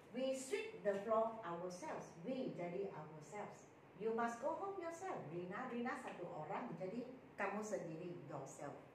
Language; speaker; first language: Malay; native; Malay